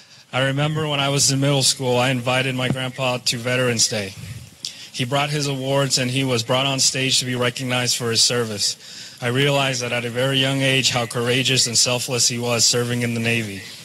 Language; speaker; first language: English; early bilingual, other home language; Vietnamese